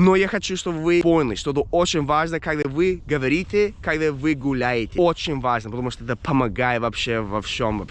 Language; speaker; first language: Russian; non-native, fluent; English